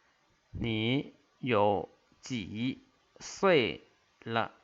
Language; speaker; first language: Chinese; non-native, fluent; Lao